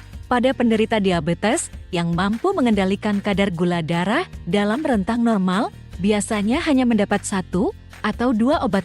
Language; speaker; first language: Indonesian; native; Indonesian